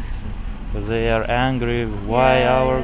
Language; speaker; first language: English; non-native, learner; Kazakh